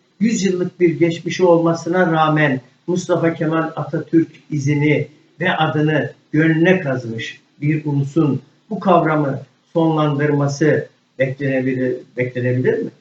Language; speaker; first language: Turkish; native; Turkish